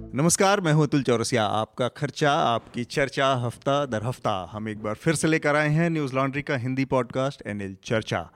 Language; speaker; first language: Hindi; native; Hindi